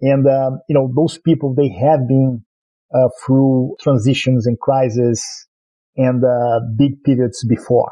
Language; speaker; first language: English; non-native, fluent; Portuguese